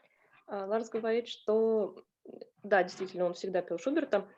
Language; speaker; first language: Russian; native; Russian